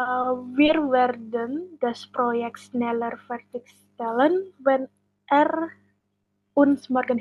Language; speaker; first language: German; non-native, learner; Indonesian